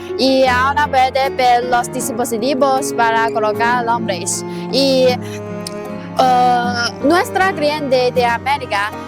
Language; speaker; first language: Spanish; non-native, learner; Chinese